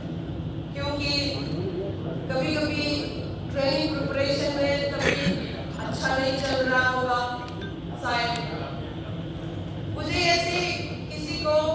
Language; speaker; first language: Hindi; non-native, local second language; Manipuri